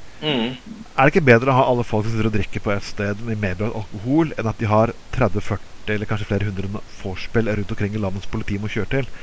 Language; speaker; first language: Norwegian; native; Norwegian